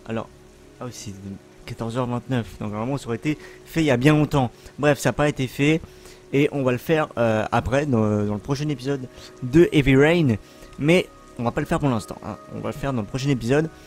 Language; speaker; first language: French; native; French